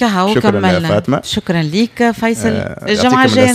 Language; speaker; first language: Arabic; native; Arabic